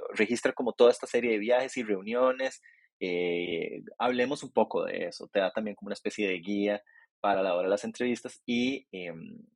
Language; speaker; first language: Spanish; native; Spanish